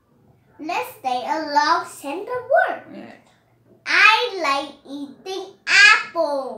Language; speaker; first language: English; non-native, learner; Vietnamese